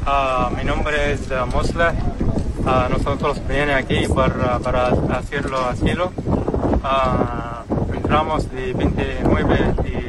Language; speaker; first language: Spanish; non-native, learner; Arabic